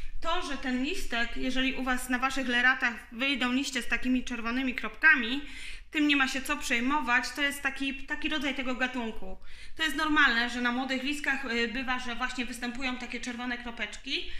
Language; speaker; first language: Polish; native; Polish